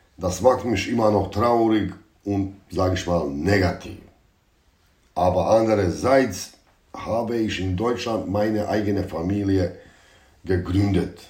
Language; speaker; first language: German; non-native, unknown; Bosnian